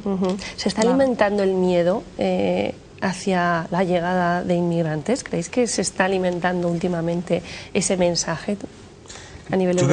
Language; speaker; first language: Spanish; native; Spanish